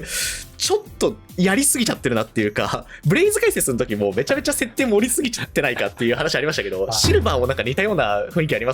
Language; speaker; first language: Japanese; native; Japanese